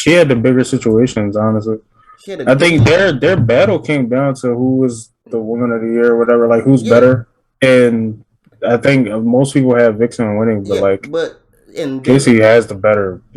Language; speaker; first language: English; native; English